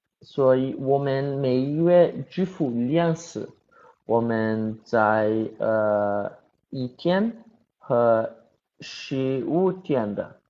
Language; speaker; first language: Chinese; non-native, learner; Portuguese